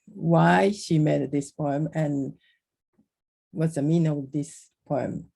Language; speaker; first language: English; non-native, learner; Japanese